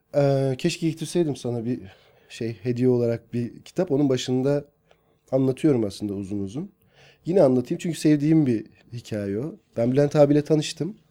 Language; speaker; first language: Turkish; non-native, local second language; Kurdish